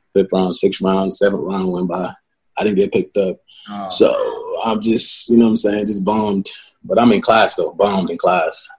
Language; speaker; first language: English; non-native, local second language; Yoruba